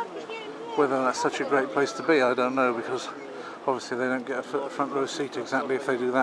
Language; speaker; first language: English; native; English